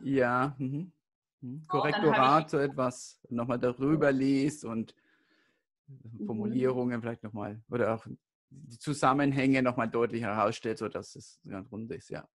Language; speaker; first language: German; native; German